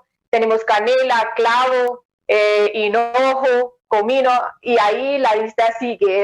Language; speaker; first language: Spanish; non-native, fluent; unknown